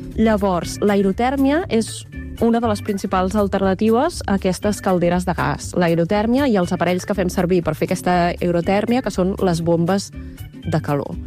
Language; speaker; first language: Catalan; native; Catalan